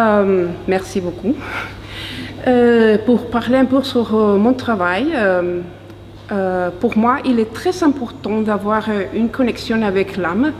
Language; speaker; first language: French; non-native, fluent; Spanish